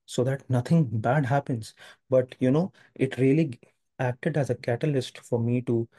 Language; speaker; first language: English; non-native, local second language; Hindi